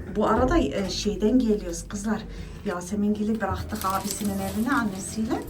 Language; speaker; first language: Turkish; early bilingual, heritage; Turkish